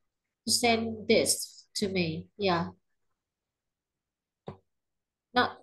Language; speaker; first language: English; non-native, learner; Vietnamese